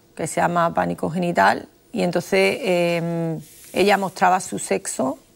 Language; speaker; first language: Spanish; native; Spanish